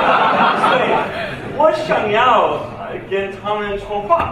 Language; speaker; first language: Chinese; non-native, learner; English